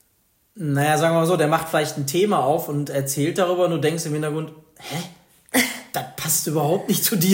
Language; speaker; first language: German; native; German